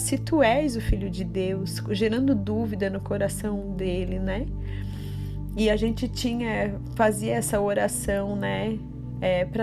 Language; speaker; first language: Portuguese; native; Portuguese